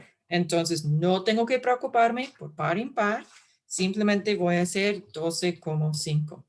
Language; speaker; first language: Spanish; non-native, fluent; English